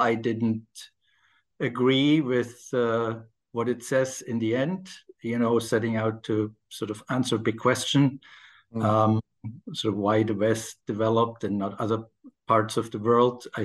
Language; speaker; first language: English; non-native, fluent; German